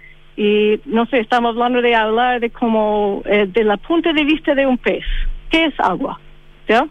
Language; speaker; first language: Spanish; non-native, fluent; English